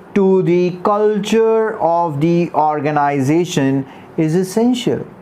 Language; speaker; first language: English; non-native, local second language; Punjabi